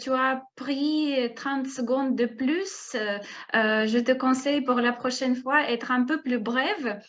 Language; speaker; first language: French; non-native, fluent; Russian